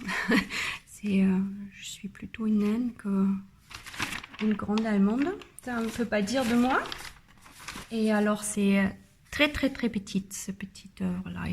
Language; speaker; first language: French; non-native, learner; German